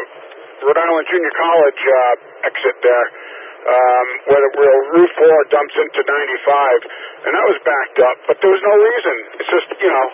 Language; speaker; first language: English; native; English